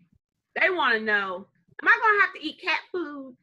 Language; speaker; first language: English; native; English